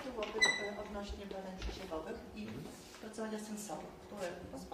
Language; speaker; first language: Polish; native; Polish